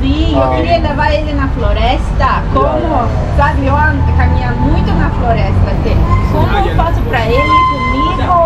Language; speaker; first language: Portuguese; early bilingual, heritage; Portuguese